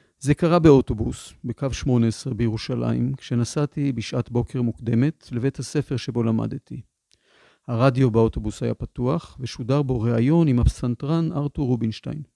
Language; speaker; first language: Hebrew; native; Hebrew